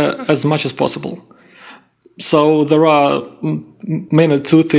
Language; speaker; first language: English; non-native, fluent; Russian